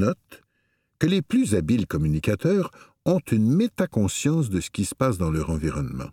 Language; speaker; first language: French; native; French